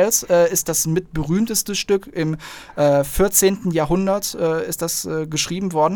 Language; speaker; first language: German; native; German